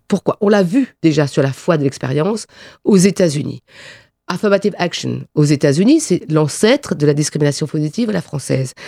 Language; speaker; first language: French; non-native, local second language; Réunion Creole French